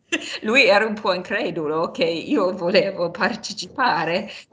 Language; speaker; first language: Italian; non-native, fluent; English